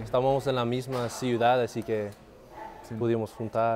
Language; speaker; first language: Spanish; non-native, learner; English